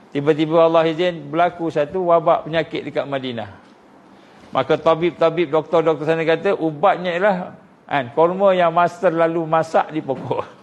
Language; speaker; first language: Malay; native; Malay